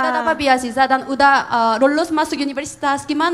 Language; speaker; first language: Indonesian; non-native, fluent; Korean